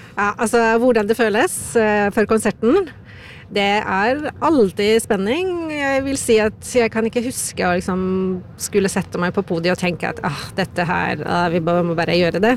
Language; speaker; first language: Norwegian; non-native, fluent; Polish